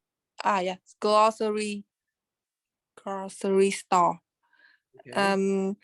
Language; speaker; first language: English; non-native, learner; Vietnamese